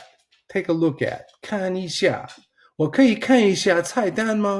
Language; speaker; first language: Chinese; non-native, fluent; English